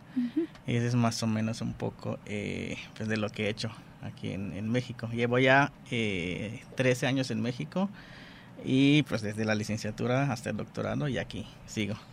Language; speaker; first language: Spanish; non-native, fluent; Dutch